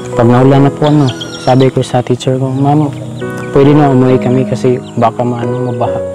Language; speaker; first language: Filipino; non-native, local second language; Cebuano